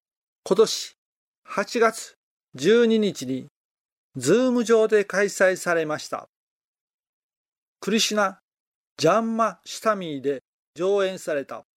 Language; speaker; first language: Japanese; native; Japanese